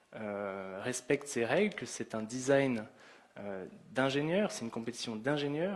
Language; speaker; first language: French; native; French